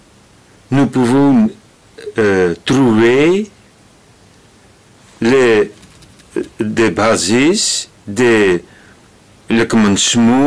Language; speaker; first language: French; non-native, learner; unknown